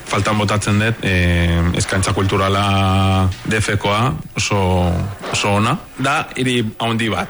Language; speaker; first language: Basque; non-native, fluent; Spanish